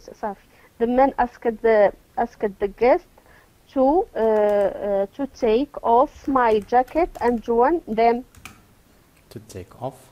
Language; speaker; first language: English; non-native, fluent; Arabic